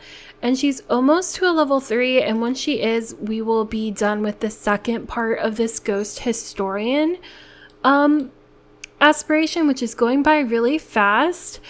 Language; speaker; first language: English; native; English